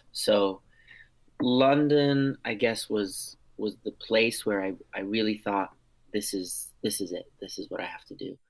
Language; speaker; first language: English; early bilingual, other home language; Armenian